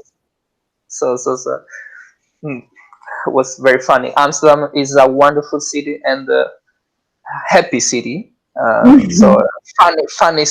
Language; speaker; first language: English; non-native, learner; Italian